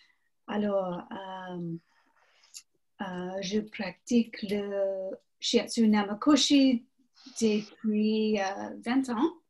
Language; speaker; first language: French; non-native, learner; English